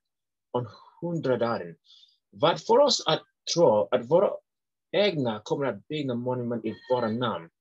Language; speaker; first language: Swedish; non-native, learner; English